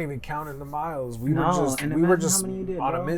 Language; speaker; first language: English; native; English